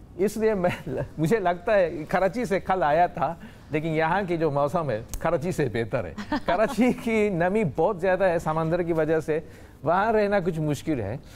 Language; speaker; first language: Urdu; non-native, fluent; Japanese